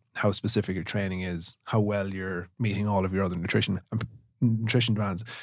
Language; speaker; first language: English; native; English